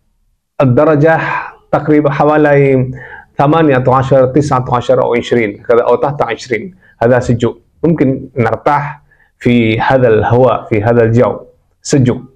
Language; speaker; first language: Arabic; non-native, fluent; Javanese